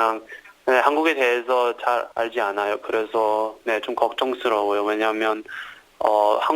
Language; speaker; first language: Korean; early bilingual, heritage; Korean